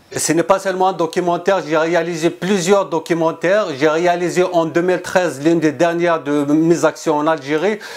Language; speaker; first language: French; non-native, local second language; Kabyle